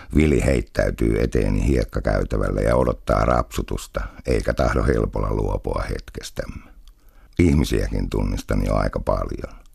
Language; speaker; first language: Finnish; native; Finnish